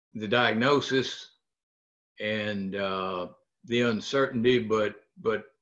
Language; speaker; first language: English; native; English